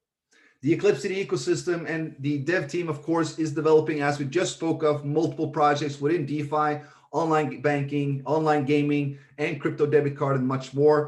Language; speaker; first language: English; non-native, fluent; Swedish